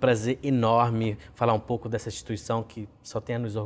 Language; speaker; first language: Portuguese; native; Portuguese